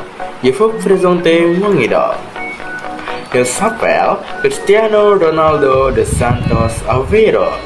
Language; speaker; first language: French; non-native, learner; Indonesian